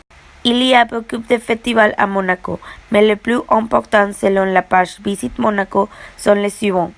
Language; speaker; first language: French; non-native, learner; Spanish